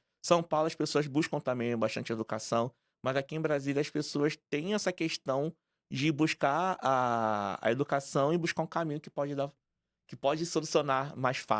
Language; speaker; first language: Portuguese; native; Portuguese